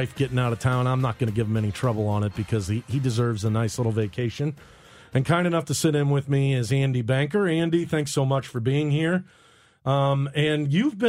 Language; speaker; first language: English; native; English